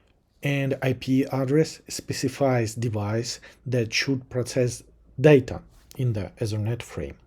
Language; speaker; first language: English; non-native, fluent; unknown